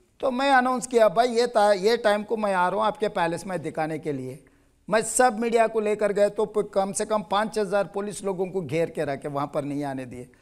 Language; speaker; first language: Hindi; non-native, local second language; Telugu